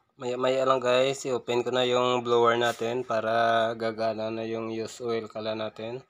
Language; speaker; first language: Filipino; non-native, local second language; Hiligaynon